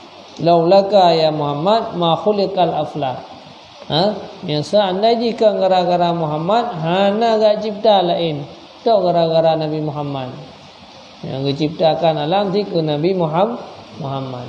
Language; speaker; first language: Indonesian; non-native, local second language; Achinese